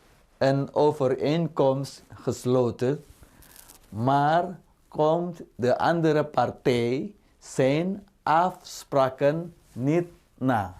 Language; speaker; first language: Dutch; non-native, fluent; Indonesian